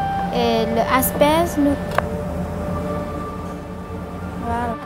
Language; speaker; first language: French; non-native, learner; Vietnamese